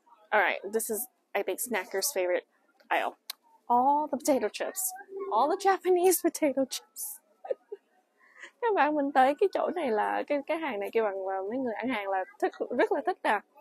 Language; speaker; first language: Vietnamese; early bilingual, heritage; Vietnamese